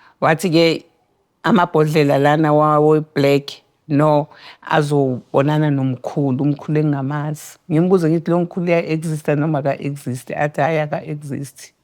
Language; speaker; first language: Zulu; native; Zulu